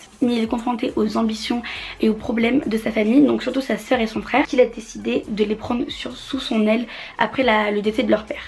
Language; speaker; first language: French; native; French